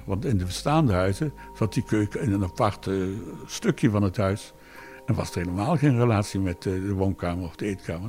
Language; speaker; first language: Dutch; native; Dutch